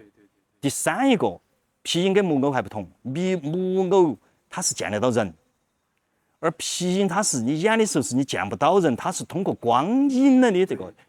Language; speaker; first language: Chinese; native; Chinese